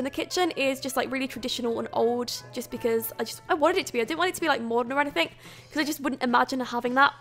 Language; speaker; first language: English; native; English